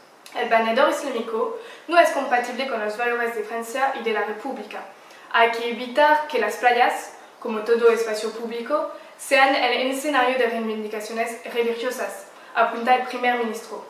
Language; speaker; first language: Spanish; non-native, learner; French